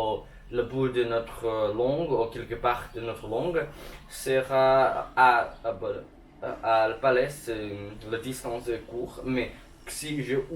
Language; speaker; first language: French; non-native, learner; English